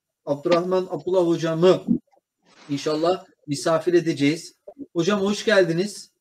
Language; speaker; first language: Turkish; native; Turkish